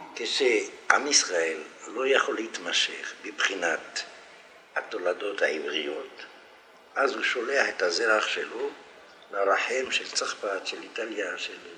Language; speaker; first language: Hebrew; non-native, fluent; French